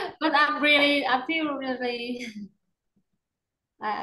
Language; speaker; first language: English; non-native, learner; Vietnamese